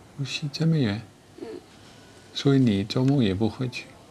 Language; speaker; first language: Chinese; non-native, fluent; Dutch